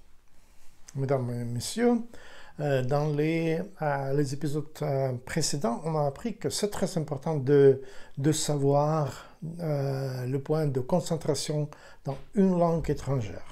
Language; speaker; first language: French; non-native, fluent; Ukrainian